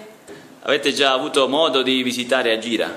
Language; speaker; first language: Italian; native; Italian